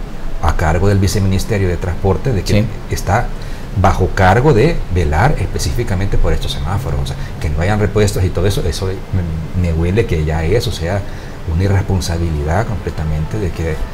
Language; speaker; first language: Spanish; native; Spanish